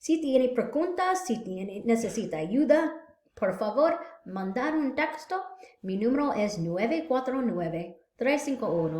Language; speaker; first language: Spanish; non-native, learner; English